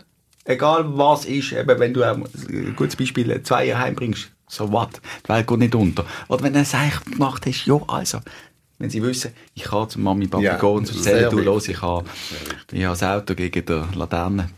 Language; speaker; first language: German; native; German